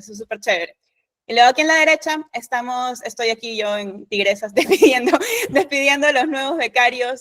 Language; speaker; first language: Spanish; native; Spanish